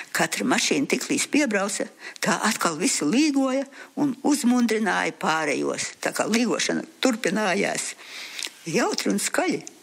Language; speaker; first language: Latvian; early bilingual, heritage; Latvian